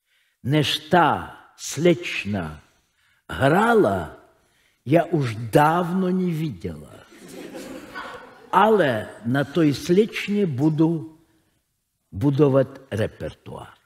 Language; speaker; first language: Czech; non-native, fluent; Russian